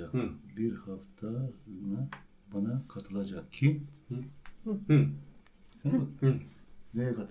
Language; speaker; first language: Turkish; native; Turkish